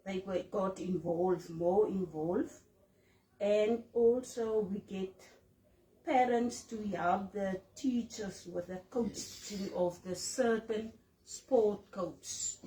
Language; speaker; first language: English; non-native, local second language; Afrikaans